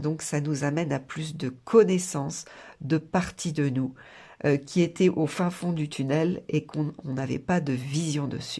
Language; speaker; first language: French; native; French